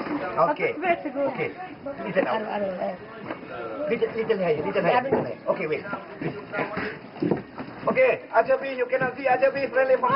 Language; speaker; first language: English; non-native, learner; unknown